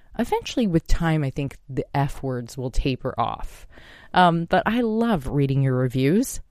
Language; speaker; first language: English; native; English